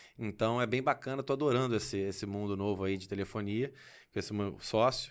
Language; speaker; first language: Portuguese; native; Portuguese